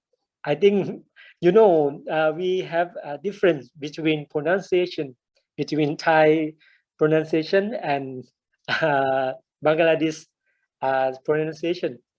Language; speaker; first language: English; non-native, learner; Thai